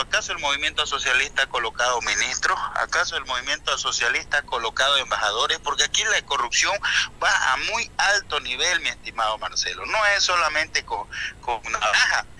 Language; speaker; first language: Spanish; native; Spanish